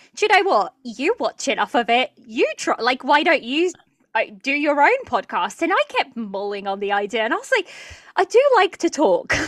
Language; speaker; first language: English; early bilingual, other home language; Portuguese